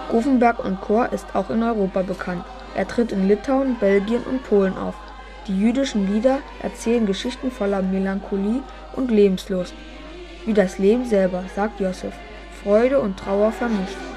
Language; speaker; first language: German; native; German